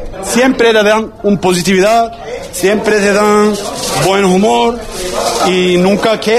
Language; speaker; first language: Spanish; non-native, learner; Turkish